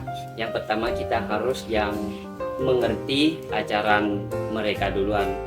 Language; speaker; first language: Indonesian; non-native, learner; Thai